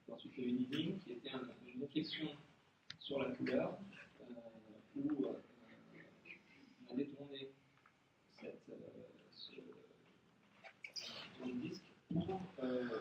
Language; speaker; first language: French; native; French